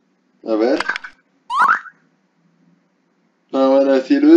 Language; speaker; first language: Spanish; native; Spanish